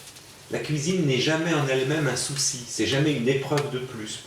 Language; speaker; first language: French; native; French